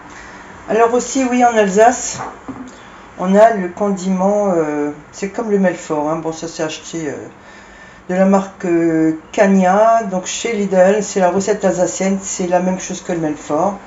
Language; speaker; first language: French; native; French